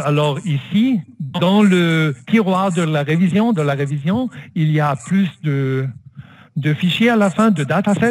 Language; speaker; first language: French; non-native, fluent; German